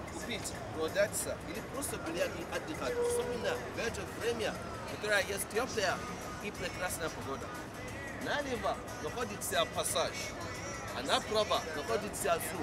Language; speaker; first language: Russian; non-native, learner; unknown